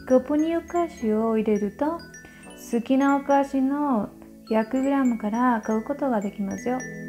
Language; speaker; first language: Japanese; non-native, learner; Spanish